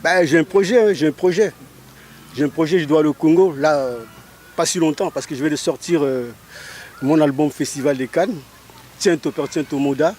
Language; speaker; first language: French; non-native, local second language; Lingala